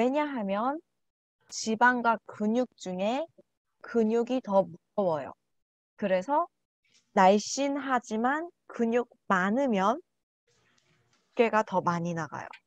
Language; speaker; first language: Korean; non-native, learner; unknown